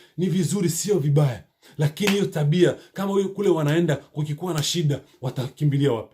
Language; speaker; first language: Swahili; native; Swahili